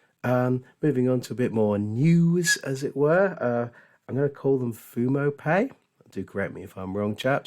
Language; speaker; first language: English; native; English